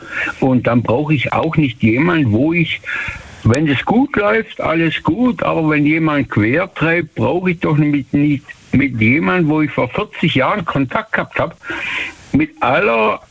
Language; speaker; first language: German; native; German